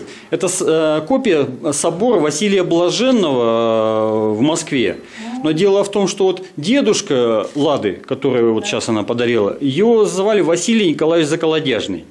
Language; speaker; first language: Russian; native; Russian